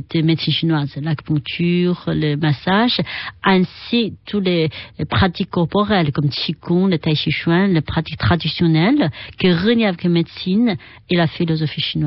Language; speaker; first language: French; non-native, fluent; Chinese